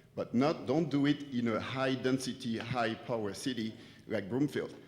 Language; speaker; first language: English; non-native, fluent; French